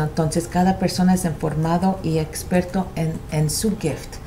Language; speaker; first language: Spanish; early bilingual, heritage; Spanish